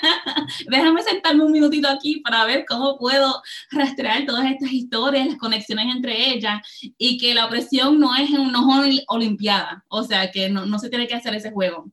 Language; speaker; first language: Spanish; early bilingual, heritage; Spanish